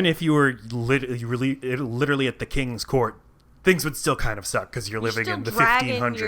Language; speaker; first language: English; native; English